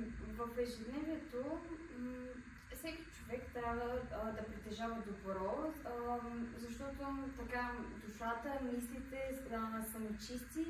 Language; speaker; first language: Bulgarian; native; Bulgarian